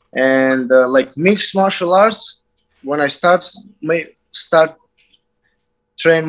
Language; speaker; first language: English; non-native, learner; Azerbaijani